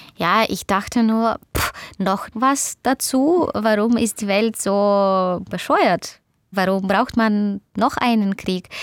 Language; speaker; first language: German; non-native, fluent; Russian